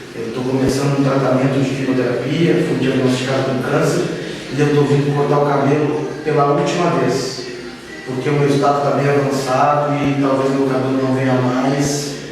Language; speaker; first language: Portuguese; native; Portuguese